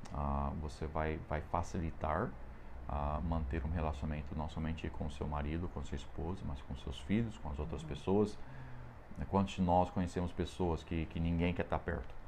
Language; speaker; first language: Portuguese; non-native, fluent; English